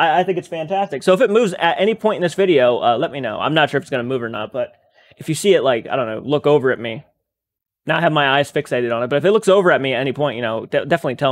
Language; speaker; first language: English; native; English